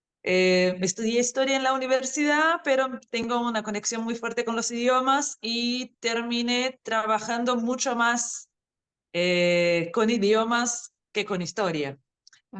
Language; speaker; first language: Spanish; non-native, fluent; Portuguese